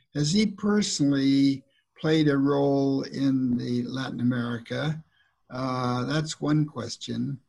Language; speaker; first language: English; native; English